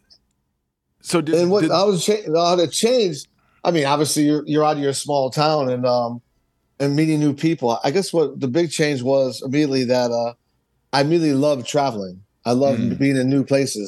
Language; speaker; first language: English; native; English